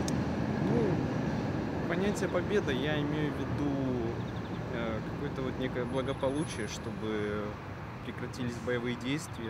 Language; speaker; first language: Russian; native; Russian